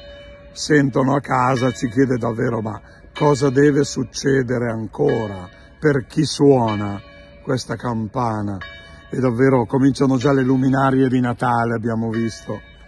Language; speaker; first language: Italian; native; Italian